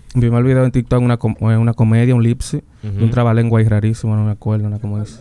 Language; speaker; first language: Spanish; native; Spanish